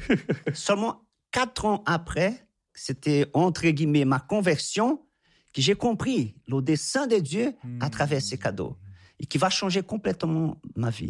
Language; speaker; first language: French; non-native, fluent; Portuguese